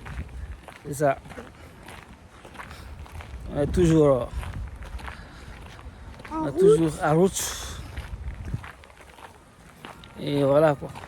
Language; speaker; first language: French; native; French